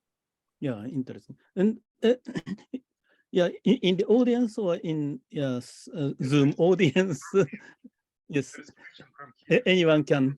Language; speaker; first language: English; non-native, fluent; Japanese